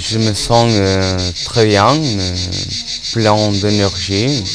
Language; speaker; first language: French; non-native, learner; Spanish